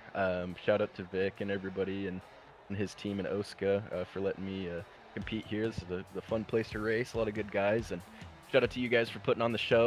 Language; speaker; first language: English; native; English